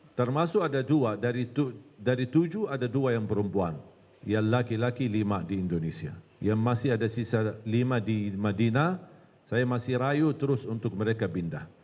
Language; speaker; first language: Malay; non-native, fluent; Arabic